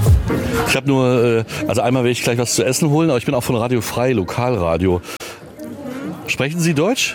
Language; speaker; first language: German; native; German